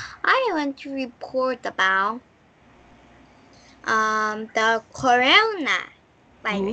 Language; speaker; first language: English; non-native, learner; Korean